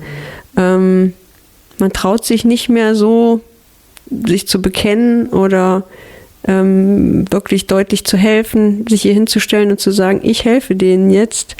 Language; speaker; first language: German; native; German